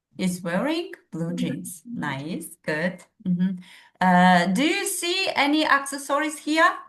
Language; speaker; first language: English; non-native, fluent; Kazakh